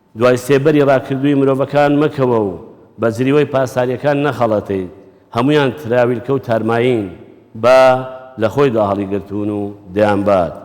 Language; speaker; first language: Central Kurdish; native; Central Kurdish